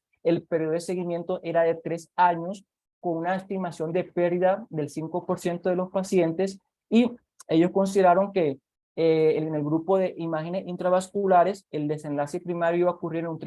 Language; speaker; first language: Spanish; native; Spanish